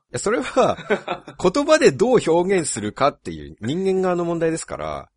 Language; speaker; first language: Japanese; native; Japanese